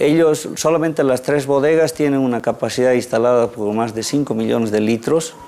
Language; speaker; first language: Spanish; native; Spanish